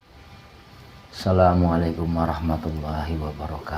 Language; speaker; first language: Indonesian; native; Indonesian